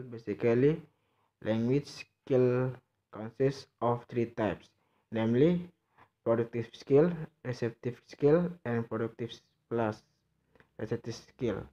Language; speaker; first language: English; non-native, learner; Indonesian